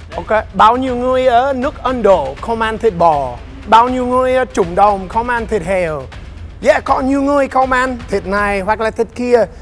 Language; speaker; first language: Vietnamese; non-native, learner; English